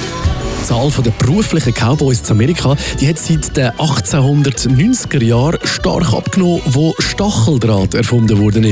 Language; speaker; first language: German; native; German